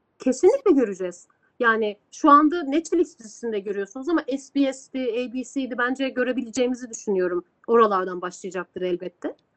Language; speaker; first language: Turkish; native; Turkish